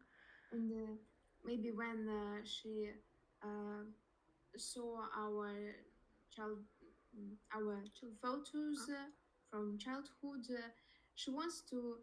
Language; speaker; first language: English; non-native, learner; Russian